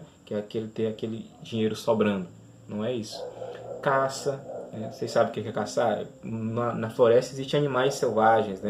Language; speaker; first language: Portuguese; native; Portuguese